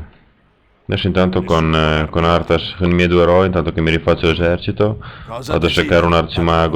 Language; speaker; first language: Italian; native; Italian